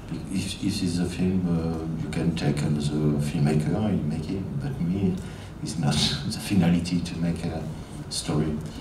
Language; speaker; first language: English; non-native, learner; French